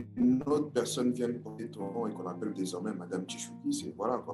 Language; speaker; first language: French; non-native, local second language; Lingala